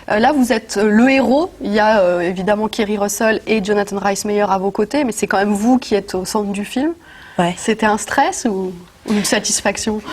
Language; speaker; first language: French; native; French